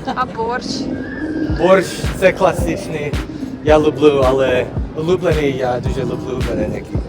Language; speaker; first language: Ukrainian; non-native, learner; English